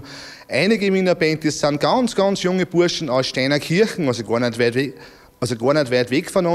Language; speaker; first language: German; native; German